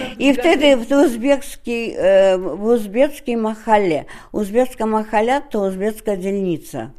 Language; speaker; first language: Polish; non-native, fluent; Russian